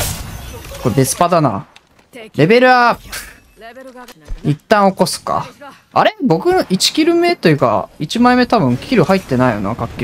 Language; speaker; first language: Japanese; native; Japanese